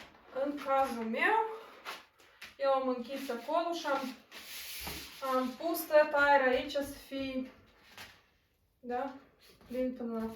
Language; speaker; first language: Romanian; non-native, local second language; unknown